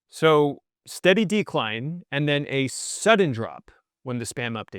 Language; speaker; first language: English; native; English